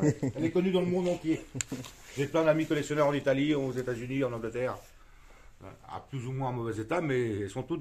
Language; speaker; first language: French; native; French